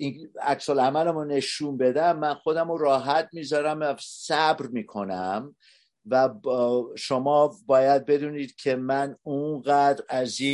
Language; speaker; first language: Persian; early bilingual, heritage; Persian